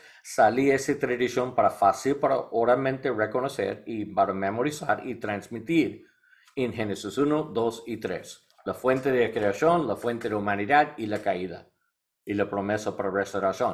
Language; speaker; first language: Spanish; non-native, learner; English